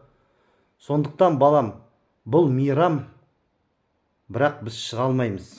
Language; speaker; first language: Kazakh; native; Kazakh